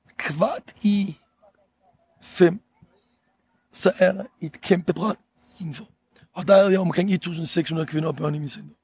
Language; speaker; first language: Danish; early bilingual, other home language; Arabic